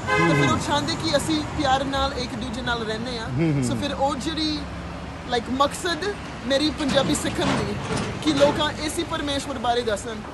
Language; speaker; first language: Punjabi; non-native, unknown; English